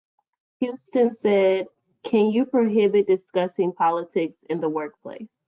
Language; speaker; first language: English; native; English